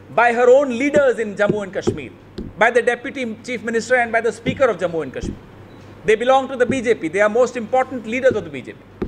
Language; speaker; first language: Hindi; native; Hindi